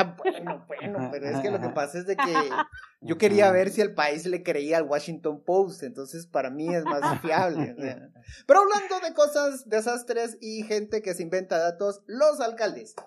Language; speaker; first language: Spanish; native; Spanish